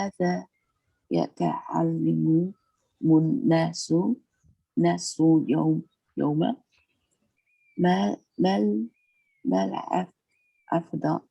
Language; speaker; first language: Arabic; non-native, learner; English